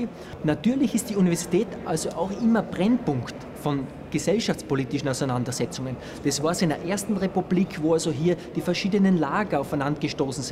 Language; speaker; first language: German; native; German